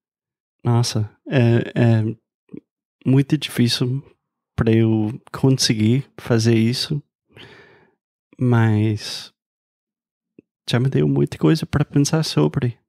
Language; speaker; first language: Portuguese; non-native, fluent; English